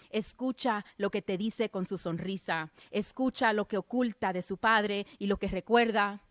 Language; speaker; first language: Spanish; early bilingual, other home language; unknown